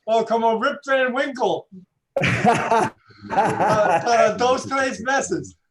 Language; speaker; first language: Spanish; non-native, learner; English